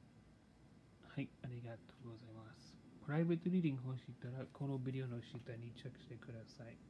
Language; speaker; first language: Japanese; non-native, learner; English